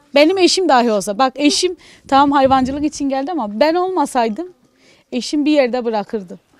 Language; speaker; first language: Turkish; native; Turkish